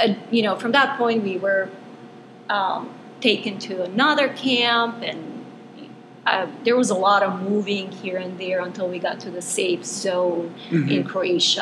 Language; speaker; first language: English; non-native, fluent; Bosnian